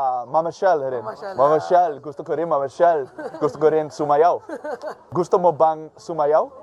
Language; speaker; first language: Filipino; non-native, learner; Dutch